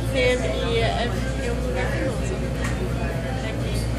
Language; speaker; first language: Portuguese; non-native, fluent; English